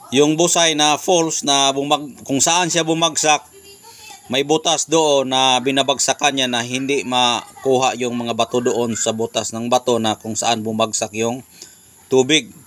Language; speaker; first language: Filipino; non-native, local second language; Cebuano